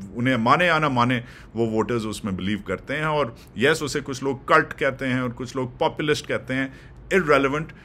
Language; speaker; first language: Urdu; native; Urdu